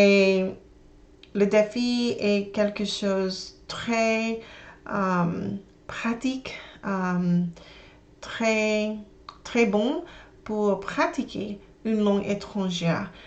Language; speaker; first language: French; non-native, learner; English